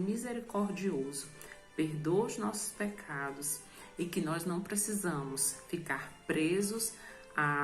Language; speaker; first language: Portuguese; native; Portuguese